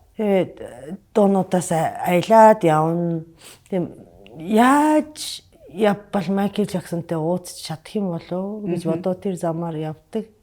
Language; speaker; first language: Mongolian; non-native, fluent; Japanese